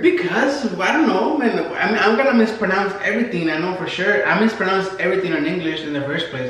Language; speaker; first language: English; non-native, fluent; Spanish